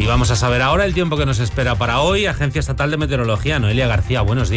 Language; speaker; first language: Spanish; native; Spanish